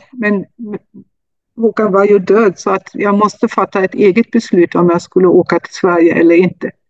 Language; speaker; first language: Swedish; non-native, fluent; German